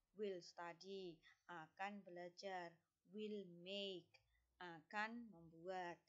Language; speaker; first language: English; non-native, fluent; Indonesian